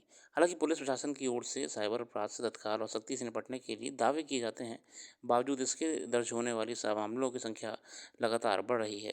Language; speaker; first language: Hindi; native; Hindi